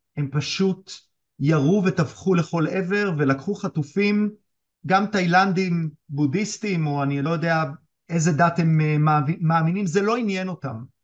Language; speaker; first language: Hebrew; native; Hebrew